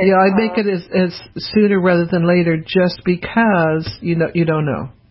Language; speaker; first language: English; native; English